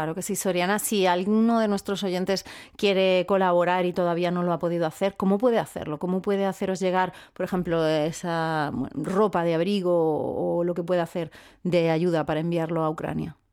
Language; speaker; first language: Spanish; native; Spanish